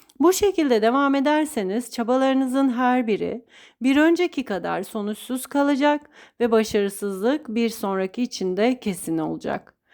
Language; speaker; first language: Turkish; native; Turkish